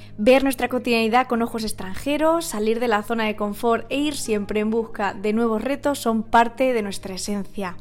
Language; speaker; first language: Spanish; native; Spanish